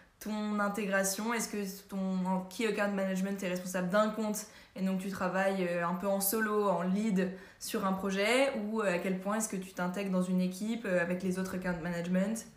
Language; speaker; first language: French; native; French